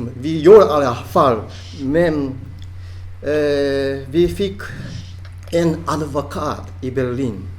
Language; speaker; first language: Swedish; non-native, fluent; Japanese